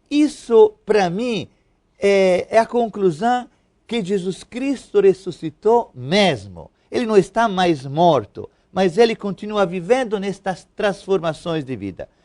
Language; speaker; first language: Portuguese; non-native, fluent; Italian